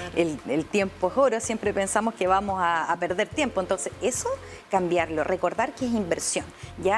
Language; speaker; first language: Spanish; native; Spanish